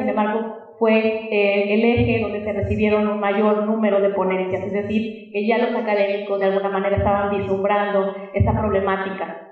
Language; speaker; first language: Spanish; native; Spanish